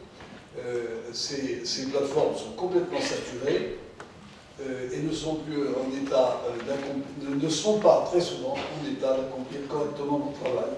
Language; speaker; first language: French; native; French